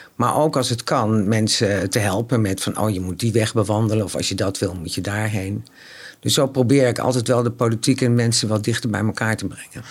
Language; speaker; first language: Dutch; native; Dutch